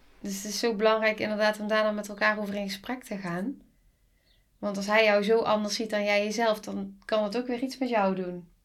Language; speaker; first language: Dutch; native; Dutch